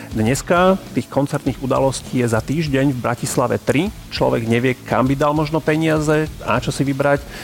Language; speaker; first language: Slovak; native; Slovak